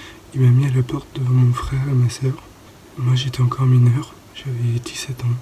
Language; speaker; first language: French; native; French